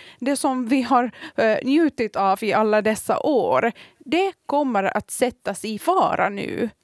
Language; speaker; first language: Swedish; early bilingual, other home language; Kurdish